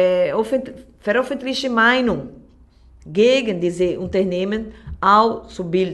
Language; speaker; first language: German; non-native, learner; Portuguese